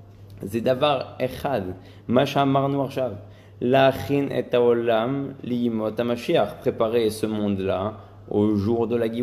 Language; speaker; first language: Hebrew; non-native, fluent; French